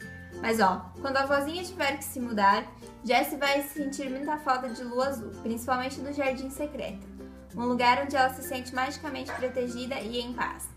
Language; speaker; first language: Portuguese; native; Portuguese